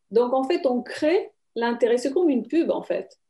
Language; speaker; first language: French; non-native, fluent; Romanian